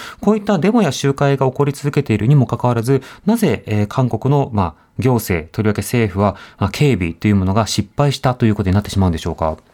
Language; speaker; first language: Japanese; native; Japanese